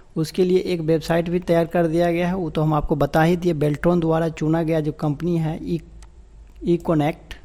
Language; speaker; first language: Hindi; native; Hindi